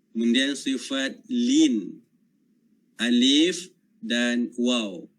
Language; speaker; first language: Malay; native; Malay